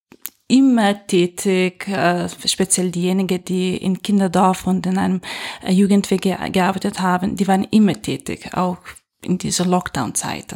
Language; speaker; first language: German; non-native, fluent; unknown